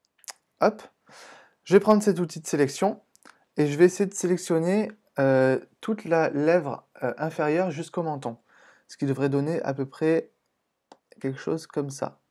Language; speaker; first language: French; native; French